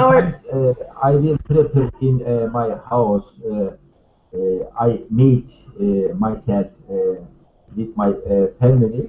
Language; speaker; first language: English; non-native, learner; Turkish